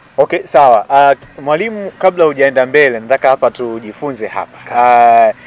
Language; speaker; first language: Swahili; native; Swahili